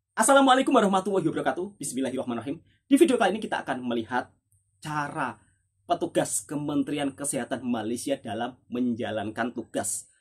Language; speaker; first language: Indonesian; native; Indonesian